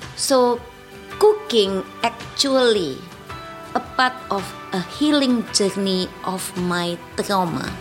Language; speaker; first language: English; non-native, fluent; Indonesian